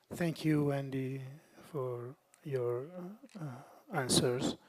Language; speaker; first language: English; non-native, fluent; Italian